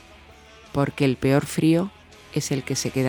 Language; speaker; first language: Spanish; native; Spanish